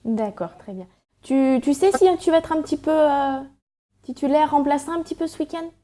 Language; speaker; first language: French; native; French